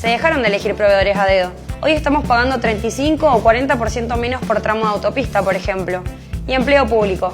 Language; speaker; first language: Spanish; native; Spanish